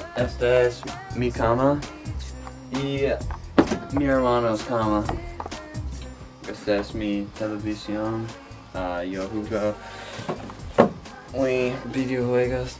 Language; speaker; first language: Spanish; non-native, learner; English